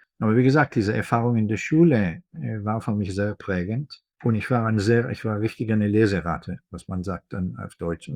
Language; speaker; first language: German; non-native, fluent; Hebrew